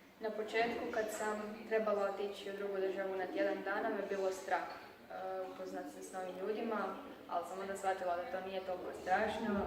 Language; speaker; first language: Croatian; native; Croatian